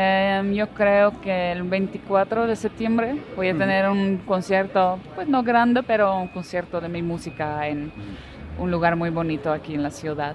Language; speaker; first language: Spanish; non-native, fluent; Dutch